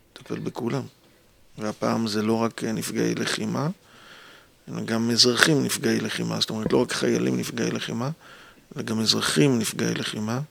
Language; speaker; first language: Hebrew; native; Hebrew